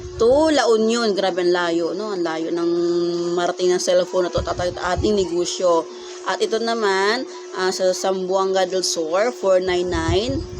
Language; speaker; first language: Filipino; non-native, local second language; Cebuano